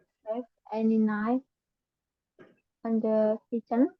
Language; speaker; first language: English; non-native, learner; Indonesian